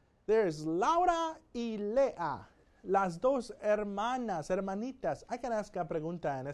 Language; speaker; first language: Spanish; non-native, fluent; English